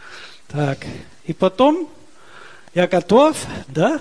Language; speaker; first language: Russian; early bilingual, heritage; Russian